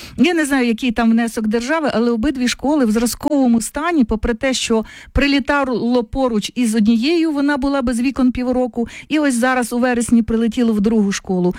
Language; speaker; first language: Ukrainian; native; Ukrainian